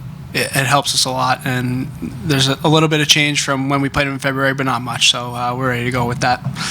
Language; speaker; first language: English; native; English